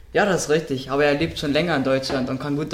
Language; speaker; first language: German; native; German